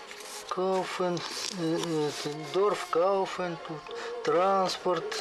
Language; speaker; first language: German; non-native, learner; Russian